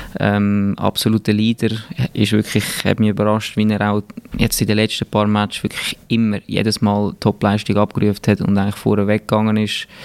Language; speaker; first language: German; native; German